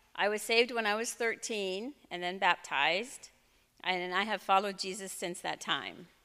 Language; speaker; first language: English; native; English